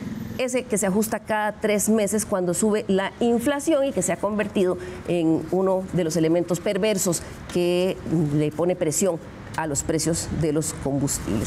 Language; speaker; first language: Spanish; native; Spanish